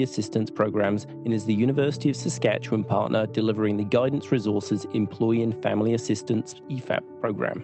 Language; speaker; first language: English; native; English